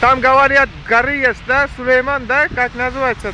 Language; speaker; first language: Russian; non-native, learner; Uzbek